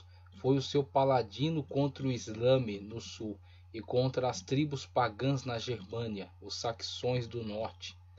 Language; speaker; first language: Portuguese; native; Portuguese